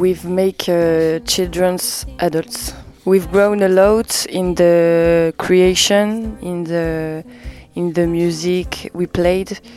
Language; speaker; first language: English; non-native, learner; French